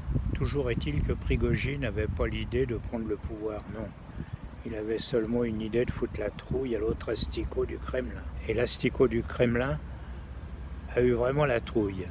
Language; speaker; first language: French; native; French